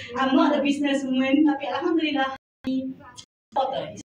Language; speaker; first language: English; non-native, local second language; Malay